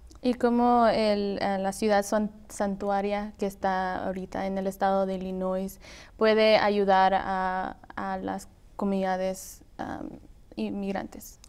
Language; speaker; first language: Spanish; early bilingual, heritage; Spanish